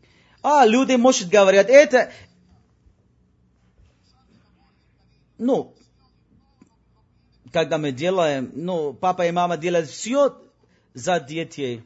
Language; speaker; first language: Russian; non-native, learner; Spanish